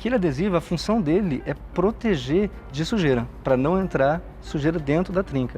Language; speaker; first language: Portuguese; native; Portuguese